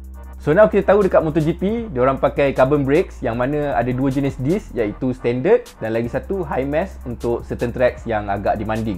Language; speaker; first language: Malay; native; Malay